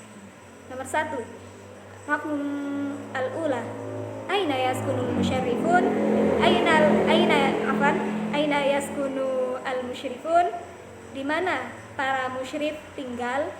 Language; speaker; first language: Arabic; non-native, fluent; Indonesian